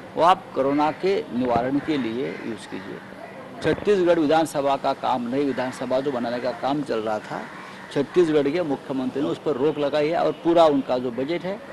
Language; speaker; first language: Hindi; non-native, local second language; Marathi